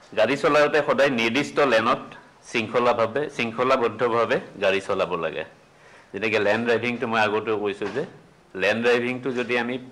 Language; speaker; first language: Assamese; native; Assamese